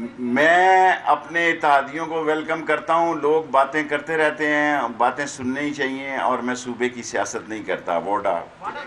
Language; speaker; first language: Urdu; non-native, local second language; Punjabi